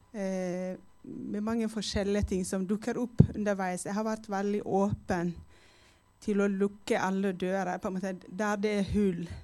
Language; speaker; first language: Norwegian; non-native, fluent; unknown